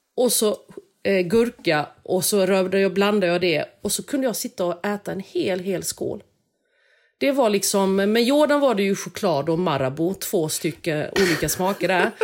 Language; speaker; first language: Swedish; native; Swedish